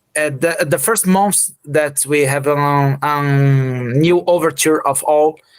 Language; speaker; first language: English; non-native, fluent; Portuguese